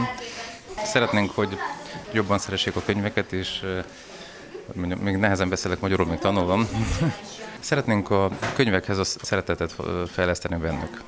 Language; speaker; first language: Hungarian; non-native, learner; Ukrainian